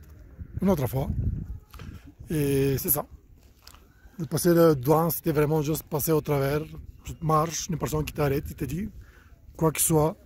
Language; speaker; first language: French; non-native, learner; Bulgarian